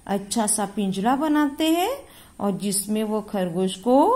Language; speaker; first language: Hindi; non-native, local second language; Marathi